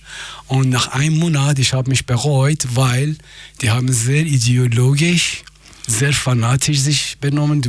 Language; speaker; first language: German; non-native, fluent; Persian